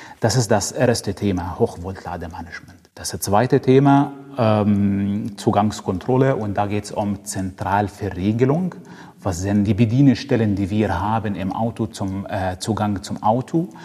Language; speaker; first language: German; non-native, fluent; Arabic